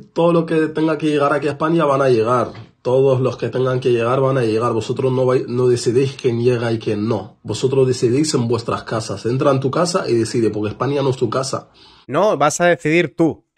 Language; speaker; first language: Spanish; non-native, fluent; Arabic